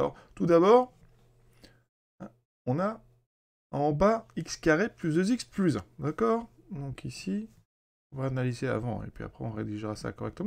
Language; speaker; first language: French; native; French